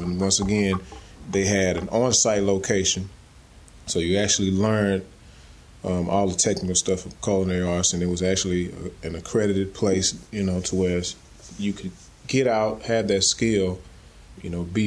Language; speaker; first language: English; native; English